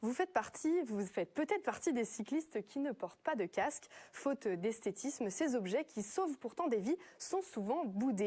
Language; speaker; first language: French; native; French